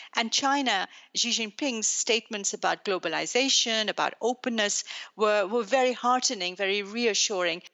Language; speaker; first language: English; non-native, local second language; Urdu